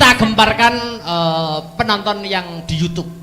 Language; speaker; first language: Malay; non-native, local second language; Javanese